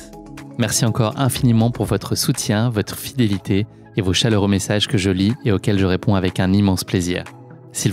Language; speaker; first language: French; native; French